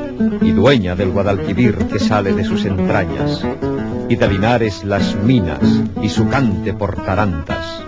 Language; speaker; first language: Spanish; native; Spanish